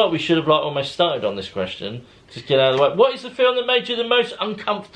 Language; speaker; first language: English; native; English